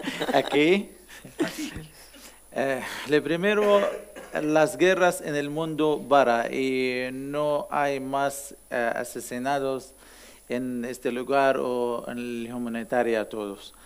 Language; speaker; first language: Spanish; non-native, learner; Arabic